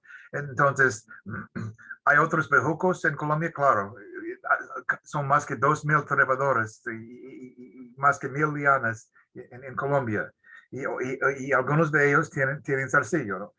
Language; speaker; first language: Spanish; non-native, fluent; English